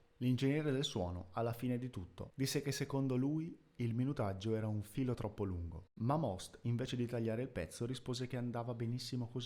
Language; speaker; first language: Italian; native; Italian